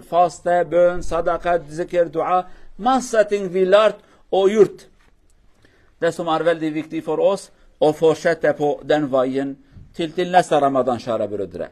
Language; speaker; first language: Norwegian; non-native, fluent; Kurdish